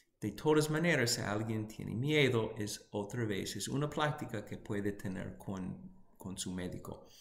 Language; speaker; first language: Spanish; non-native, fluent; English